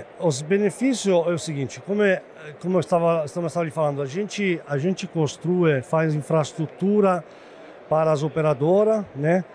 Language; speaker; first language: Portuguese; non-native, fluent; Italian